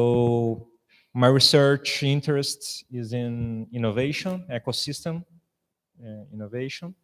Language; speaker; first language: English; non-native, fluent; Portuguese